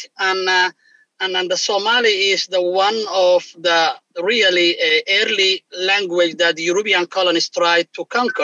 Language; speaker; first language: English; non-native, fluent; Somali